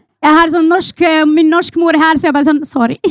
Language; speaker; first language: Norwegian; non-native, fluent; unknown